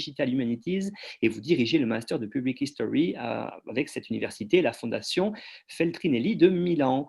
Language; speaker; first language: French; native; French